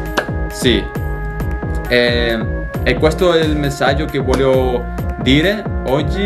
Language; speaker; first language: Italian; non-native, learner; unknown